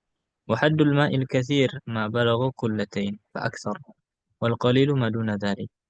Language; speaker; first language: Arabic; non-native, fluent; Indonesian